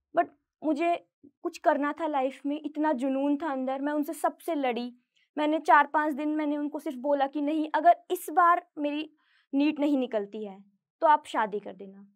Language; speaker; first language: Hindi; native; Hindi